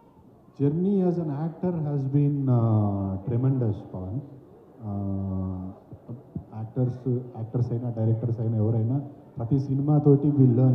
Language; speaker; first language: Telugu; native; Telugu